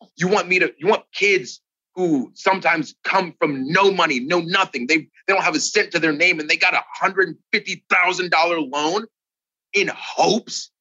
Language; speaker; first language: English; native; English